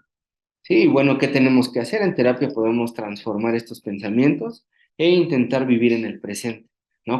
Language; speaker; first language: Spanish; native; Spanish